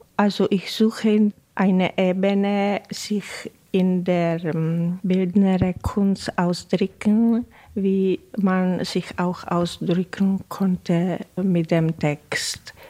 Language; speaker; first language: German; non-native, fluent; Czech